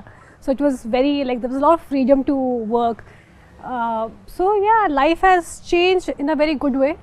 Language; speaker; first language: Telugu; non-native, fluent; Hindi